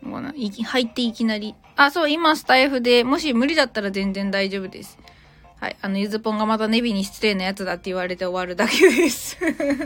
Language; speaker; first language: Japanese; native; Japanese